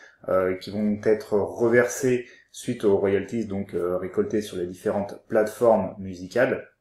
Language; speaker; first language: French; native; French